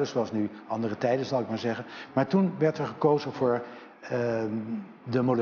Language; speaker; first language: Dutch; native; Dutch